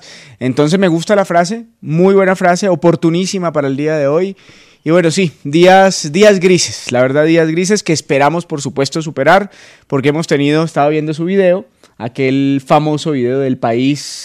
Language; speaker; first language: Spanish; native; Spanish